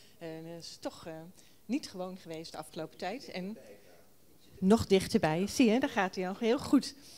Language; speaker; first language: Dutch; native; Dutch